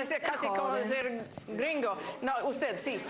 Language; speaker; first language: Spanish; non-native, fluent; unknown